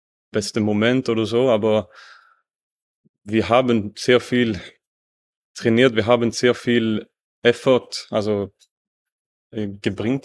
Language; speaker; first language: German; non-native, learner; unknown